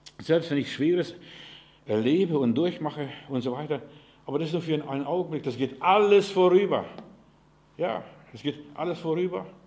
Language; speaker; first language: German; non-native, fluent; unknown